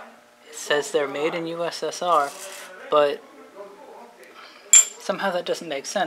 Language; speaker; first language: English; native; English